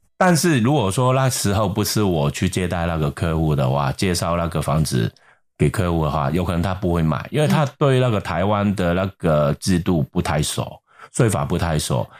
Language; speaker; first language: Chinese; non-native, local second language; Cantonese